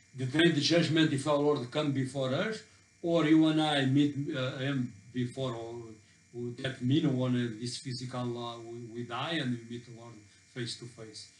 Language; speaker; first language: English; non-native, fluent; Portuguese